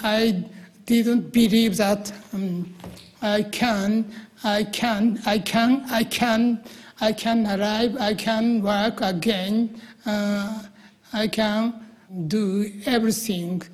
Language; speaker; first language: English; non-native, learner; Japanese